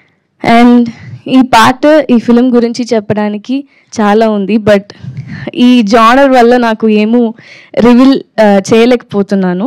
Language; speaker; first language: Telugu; non-native, learner; Tamil